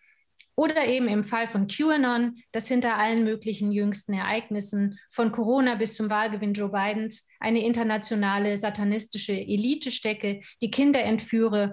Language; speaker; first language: German; native; German